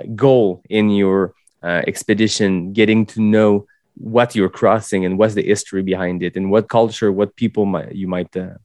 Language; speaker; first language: English; non-native, fluent; French